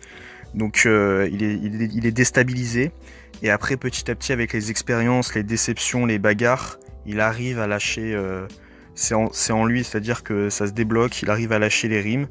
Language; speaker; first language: French; native; French